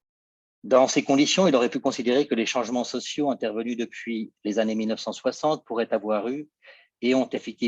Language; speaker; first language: French; native; French